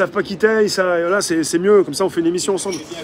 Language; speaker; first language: French; native; French